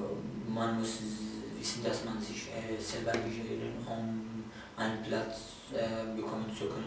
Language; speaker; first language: German; non-native, fluent; Kurdish